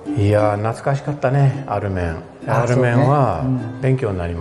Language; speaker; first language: Japanese; non-native, fluent; English